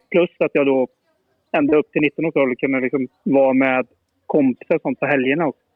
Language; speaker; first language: Swedish; native; Swedish